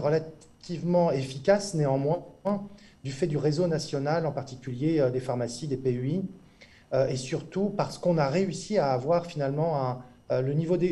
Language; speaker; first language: French; native; French